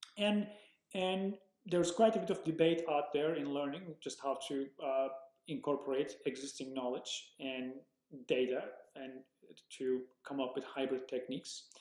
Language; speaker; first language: English; non-native, fluent; Turkish